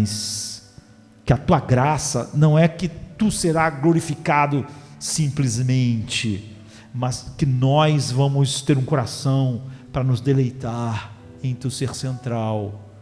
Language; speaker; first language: Portuguese; native; Portuguese